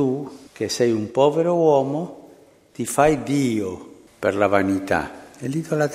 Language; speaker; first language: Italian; non-native, fluent; Spanish